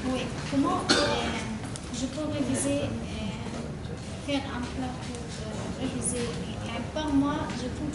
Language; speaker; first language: French; non-native, learner; Arabic